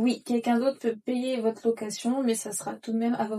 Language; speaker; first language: French; native; French